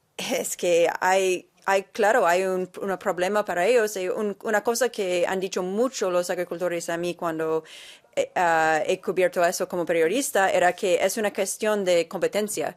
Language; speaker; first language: Spanish; non-native, fluent; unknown